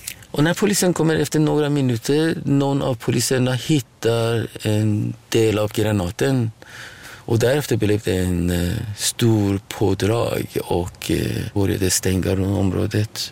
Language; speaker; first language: Swedish; non-native, fluent; Persian